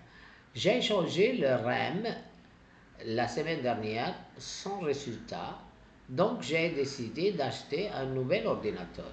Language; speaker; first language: French; non-native, fluent; Tamil